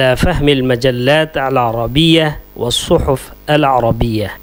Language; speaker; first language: Arabic; non-native, fluent; Urdu